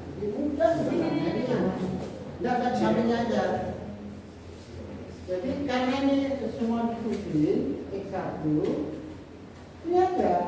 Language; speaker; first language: Indonesian; native; Indonesian